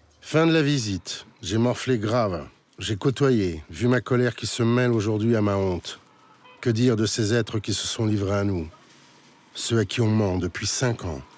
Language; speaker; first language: French; native; French